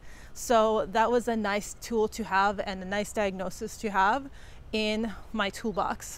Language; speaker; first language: English; native; English